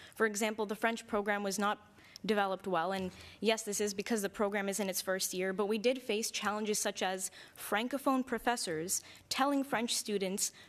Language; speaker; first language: English; early bilingual, other home language; Romanian